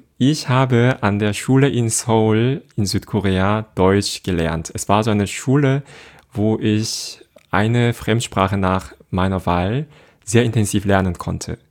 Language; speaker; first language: German; non-native, fluent; Korean